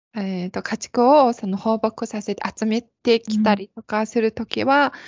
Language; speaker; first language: Japanese; non-native, fluent; Mongolian